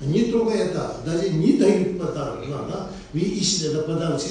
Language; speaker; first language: Russian; non-native, learner; Tibetan